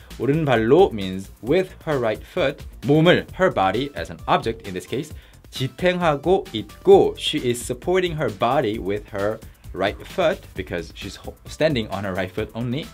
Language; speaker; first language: English; non-native, fluent; Korean